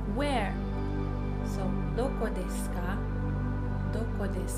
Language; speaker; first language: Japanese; non-native, fluent; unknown